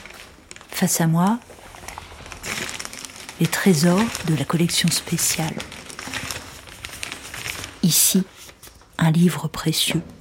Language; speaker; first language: French; native; French